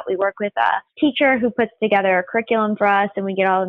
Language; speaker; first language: English; native; English